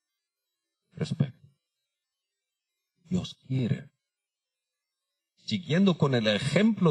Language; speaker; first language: Spanish; non-native, fluent; Dutch